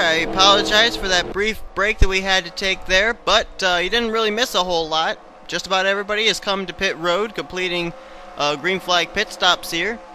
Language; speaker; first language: English; native; English